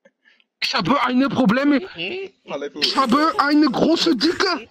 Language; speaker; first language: German; non-native, learner; French